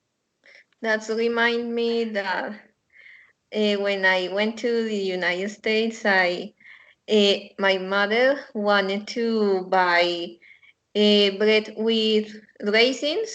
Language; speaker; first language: English; non-native, learner; Spanish